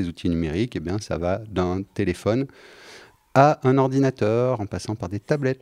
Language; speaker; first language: French; native; French